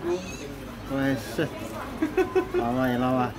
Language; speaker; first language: Indonesian; non-native, local second language; Javanese